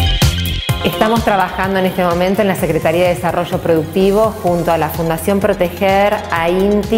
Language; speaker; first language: Spanish; native; Spanish